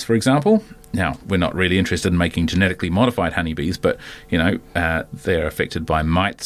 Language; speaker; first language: English; native; English